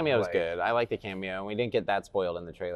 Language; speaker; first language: English; native; English